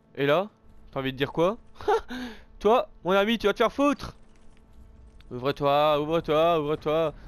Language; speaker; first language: French; native; French